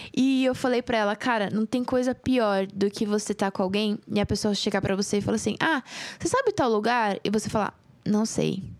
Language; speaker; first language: Portuguese; native; Portuguese